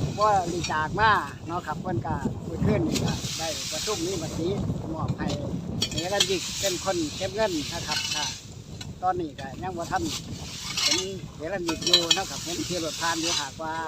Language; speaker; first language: Thai; non-native, local second language; Northeastern Thai